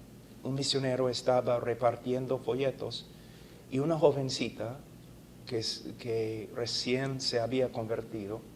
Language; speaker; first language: Spanish; non-native, fluent; English